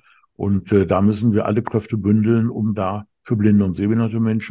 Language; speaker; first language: German; native; German